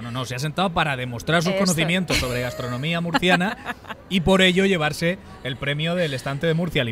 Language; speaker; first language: Spanish; native; Spanish